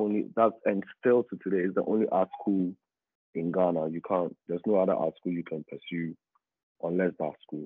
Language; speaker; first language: English; non-native, local second language; Akan